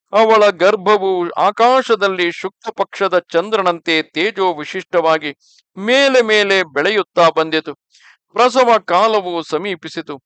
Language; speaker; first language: Kannada; native; Kannada